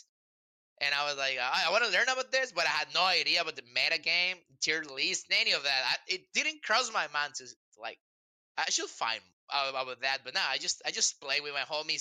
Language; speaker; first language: English; non-native, fluent; Spanish